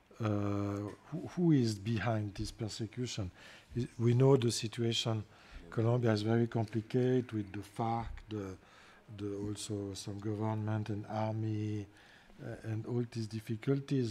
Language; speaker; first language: English; non-native, fluent; French